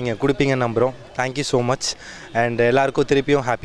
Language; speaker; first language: Tamil; native; Tamil